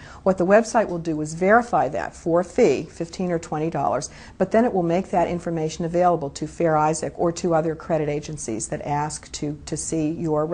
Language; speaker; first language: English; native; English